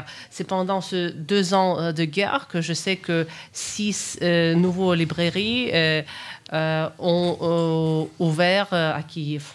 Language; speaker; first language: French; non-native, fluent; Ukrainian